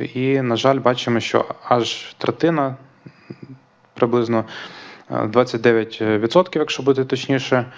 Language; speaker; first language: Ukrainian; native; Ukrainian